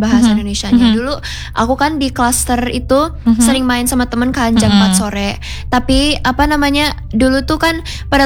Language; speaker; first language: Indonesian; non-native, local second language; English